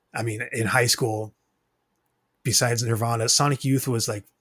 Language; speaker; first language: English; native; English